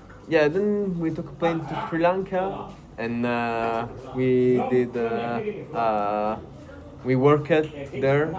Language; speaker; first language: English; non-native, fluent; Italian